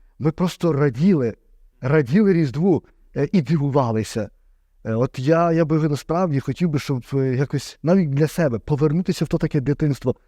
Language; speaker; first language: Ukrainian; native; Ukrainian